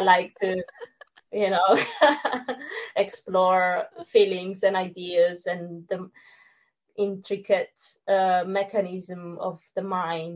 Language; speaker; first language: English; non-native, fluent; Italian